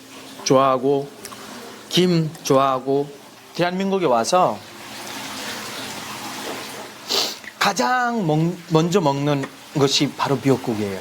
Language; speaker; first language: Korean; non-native, fluent; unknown